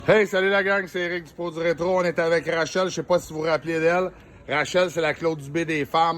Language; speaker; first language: French; native; French